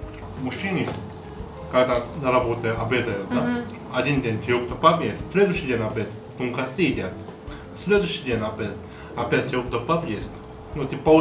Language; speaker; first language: Russian; non-native, learner; Korean